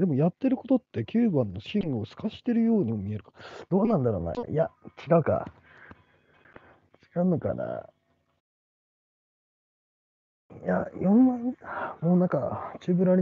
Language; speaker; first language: Japanese; native; Japanese